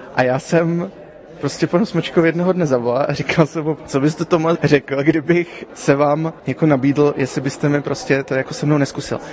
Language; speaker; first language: Czech; early bilingual, heritage; Czech